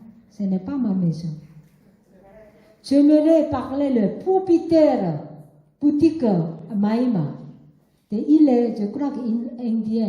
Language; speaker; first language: French; non-native, learner; Korean